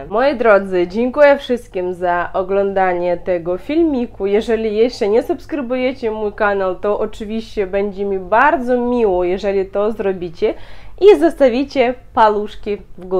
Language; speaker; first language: Polish; non-native, fluent; Ukrainian